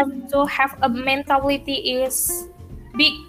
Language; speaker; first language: English; non-native, learner; Indonesian